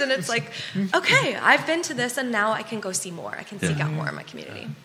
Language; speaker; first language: English; native; English